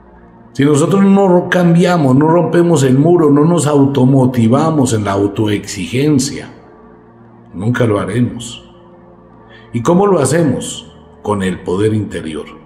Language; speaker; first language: Spanish; native; Spanish